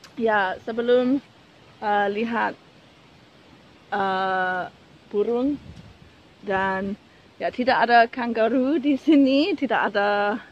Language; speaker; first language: Indonesian; non-native, learner; English